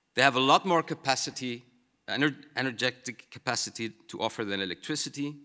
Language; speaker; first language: English; non-native, fluent; Dutch